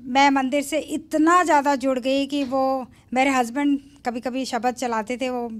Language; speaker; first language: Hindi; native; Hindi